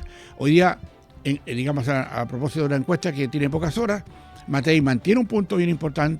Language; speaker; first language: Spanish; native; Spanish